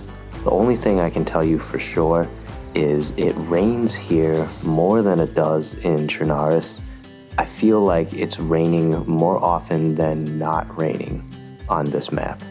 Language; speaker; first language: English; native; English